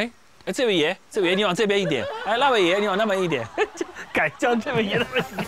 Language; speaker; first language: Chinese; native; Chinese